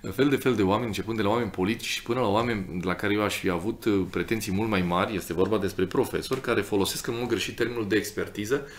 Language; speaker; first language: Romanian; native; Romanian